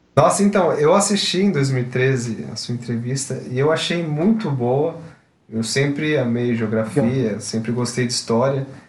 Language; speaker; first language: Portuguese; native; Portuguese